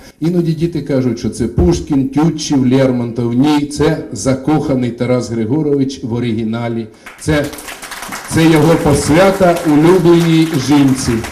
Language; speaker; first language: Ukrainian; native; Ukrainian